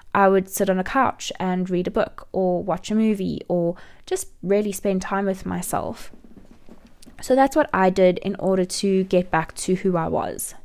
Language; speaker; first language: English; native; English